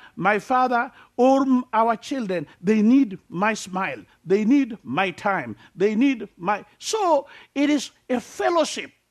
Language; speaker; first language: English; non-native, local second language; Luo (Kenya and Tanzania)